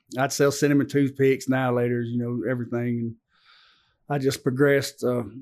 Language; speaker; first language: English; native; English